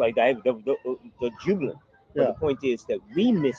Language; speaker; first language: English; native; English